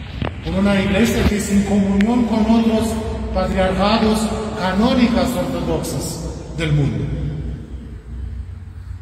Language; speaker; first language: Spanish; non-native, learner; Romanian